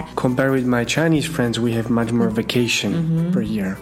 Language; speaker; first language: English; non-native, fluent; Slovak